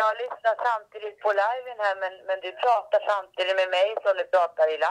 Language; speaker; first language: Swedish; native; Swedish